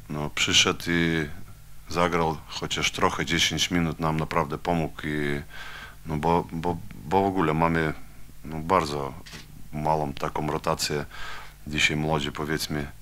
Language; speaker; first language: Polish; non-native, fluent; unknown